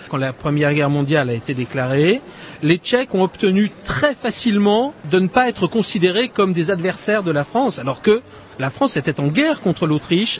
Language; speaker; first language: French; native; French